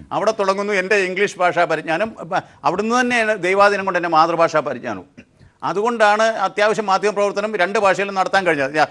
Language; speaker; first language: Malayalam; native; Malayalam